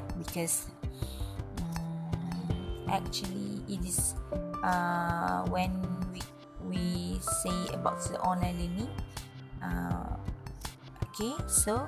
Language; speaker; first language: English; non-native, learner; Malay